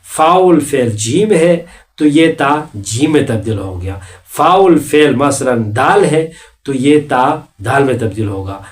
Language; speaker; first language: Urdu; non-native, local second language; Balti